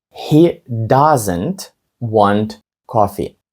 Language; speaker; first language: English; non-native, fluent; Ukrainian